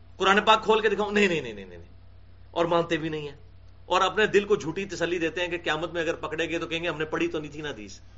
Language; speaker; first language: Urdu; non-native, local second language; Punjabi